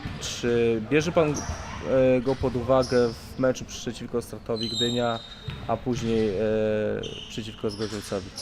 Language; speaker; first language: Polish; native; Polish